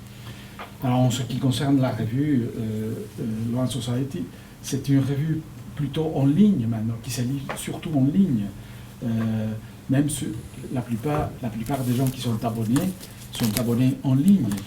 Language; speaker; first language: French; non-native, fluent; Spanish